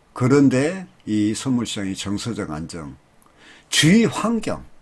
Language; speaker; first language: Korean; native; Korean